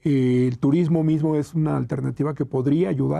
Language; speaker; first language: Spanish; native; Spanish